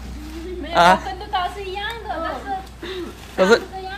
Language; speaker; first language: Chinese; non-native, learner; Lao